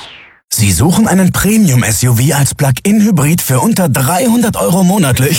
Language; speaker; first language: German; native; German